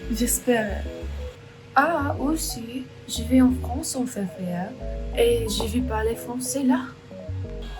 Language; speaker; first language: French; non-native, learner; English